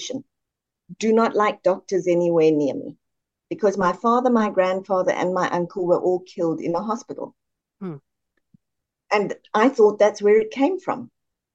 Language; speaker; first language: English; native; English